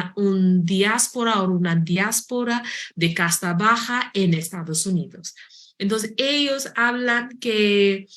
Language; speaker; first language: Spanish; non-native, fluent; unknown